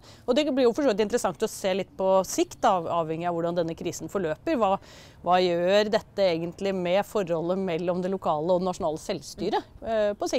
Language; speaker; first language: Norwegian; native; Norwegian